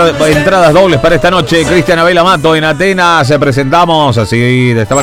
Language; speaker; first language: Spanish; native; Spanish